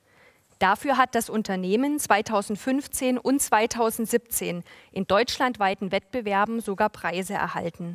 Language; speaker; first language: German; native; German